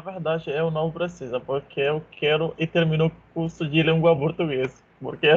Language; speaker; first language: Portuguese; non-native, learner; Arabic